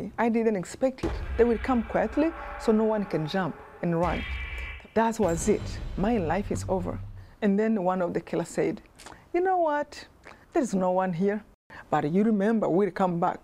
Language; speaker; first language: English; non-native, local second language; Kinyarwanda